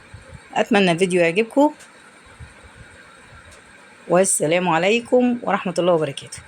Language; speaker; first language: Arabic; native; Arabic